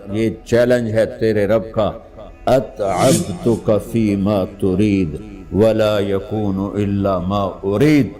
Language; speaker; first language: Urdu; non-native, local second language; Punjabi